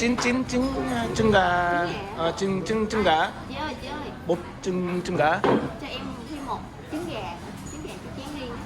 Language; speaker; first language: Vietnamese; non-native, learner; Korean